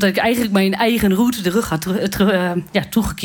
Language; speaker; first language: Dutch; native; Dutch